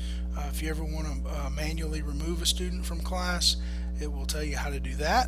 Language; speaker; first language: English; native; English